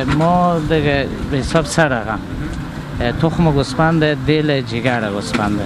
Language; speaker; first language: Persian; native; Persian